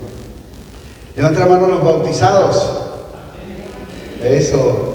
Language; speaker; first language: Spanish; native; Spanish